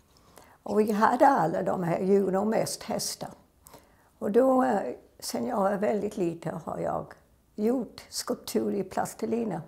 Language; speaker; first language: Swedish; non-native, fluent; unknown